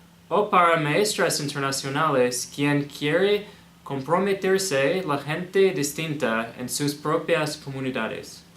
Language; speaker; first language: Spanish; non-native, learner; English